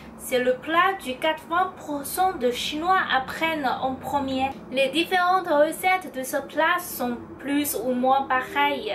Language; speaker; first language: French; non-native, fluent; Chinese